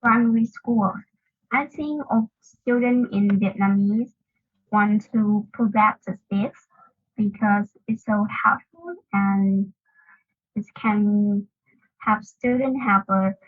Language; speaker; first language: English; non-native, learner; Vietnamese